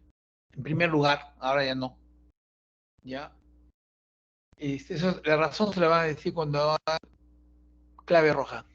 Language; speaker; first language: Spanish; native; Spanish